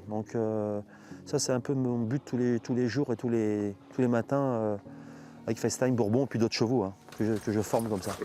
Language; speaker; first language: French; native; French